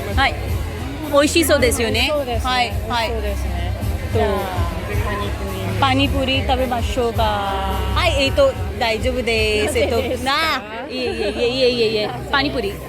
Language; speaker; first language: Japanese; non-native, learner; Marathi